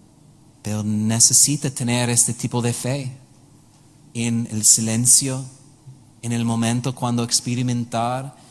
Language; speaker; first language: Spanish; non-native, learner; English